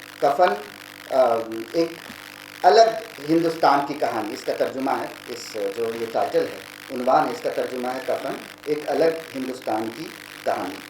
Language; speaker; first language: Urdu; native; Urdu